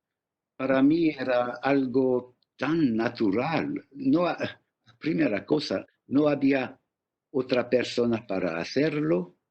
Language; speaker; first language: Spanish; non-native, fluent; English